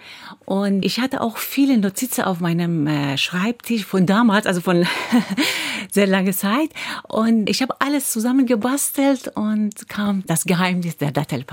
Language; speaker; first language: German; non-native, fluent; Persian